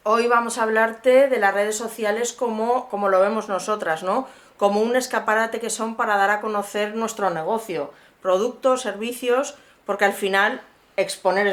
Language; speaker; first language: Spanish; native; Spanish